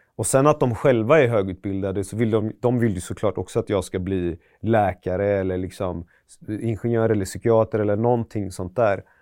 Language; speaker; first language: Swedish; early bilingual, other home language; Persian